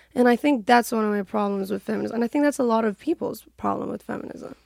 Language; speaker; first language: English; non-native, fluent; Persian